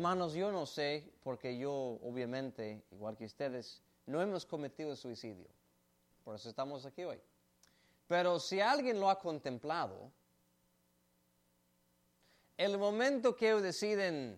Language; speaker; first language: Spanish; native; Spanish